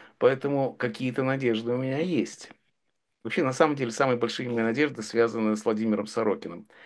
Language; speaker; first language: Russian; native; Russian